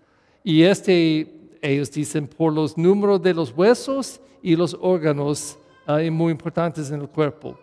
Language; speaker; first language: Spanish; non-native, fluent; English